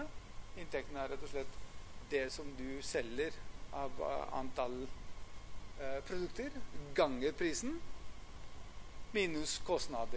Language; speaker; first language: Norwegian; non-native, fluent; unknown